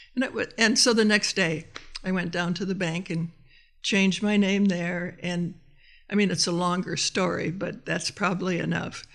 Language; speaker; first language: English; native; English